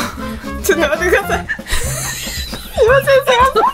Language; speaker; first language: Japanese; native; Japanese